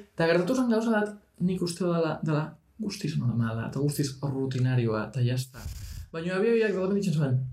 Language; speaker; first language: Basque; non-native, local second language; Spanish